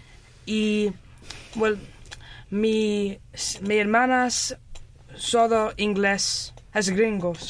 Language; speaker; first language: Spanish; early bilingual, heritage; Spanish